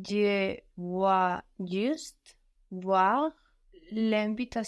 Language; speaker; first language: French; non-native, learner; English